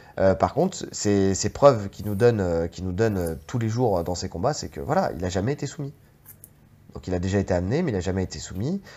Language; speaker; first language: French; native; French